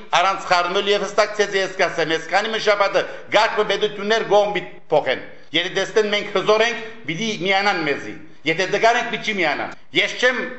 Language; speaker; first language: Armenian; early bilingual, heritage; Armenian